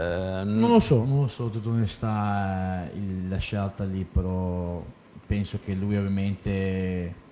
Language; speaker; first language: Italian; non-native, fluent; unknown